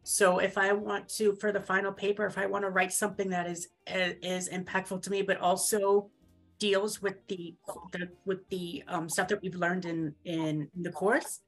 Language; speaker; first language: English; native; English